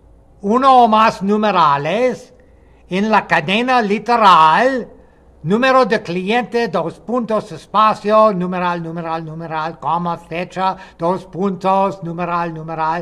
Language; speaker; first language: Spanish; non-native, fluent; English